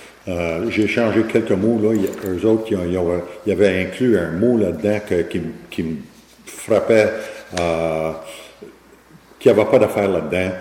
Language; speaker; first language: French; native; French